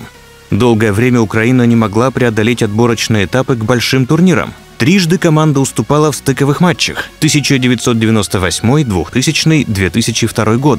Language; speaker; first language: Russian; native; Russian